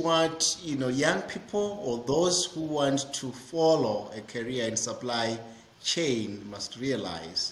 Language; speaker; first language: English; non-native, local second language; Shona